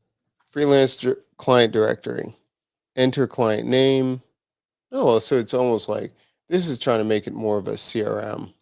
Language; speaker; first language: English; native; English